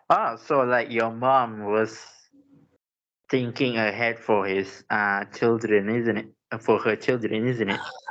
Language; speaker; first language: English; non-native, local second language; Malay